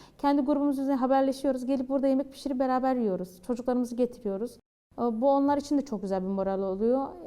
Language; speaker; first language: Turkish; native; Turkish